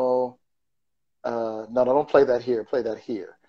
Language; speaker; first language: English; native; English